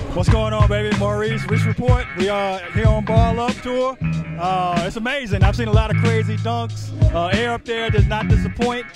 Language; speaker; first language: English; native; English